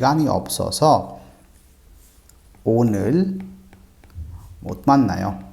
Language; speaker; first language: Korean; non-native, fluent; Hindi